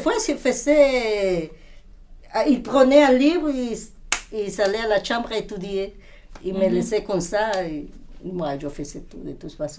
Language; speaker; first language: French; non-native, fluent; Spanish